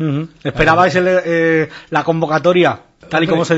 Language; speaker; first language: Spanish; native; Spanish